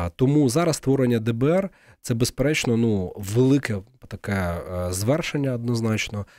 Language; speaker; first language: Ukrainian; native; Ukrainian